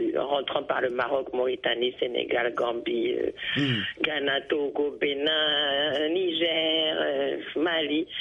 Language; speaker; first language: French; native; French